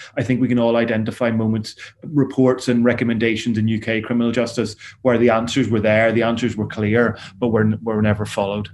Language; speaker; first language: English; native; English